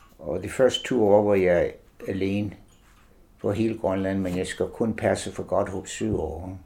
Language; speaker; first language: Danish; non-native, fluent; English